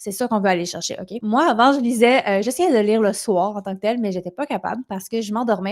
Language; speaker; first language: French; native; French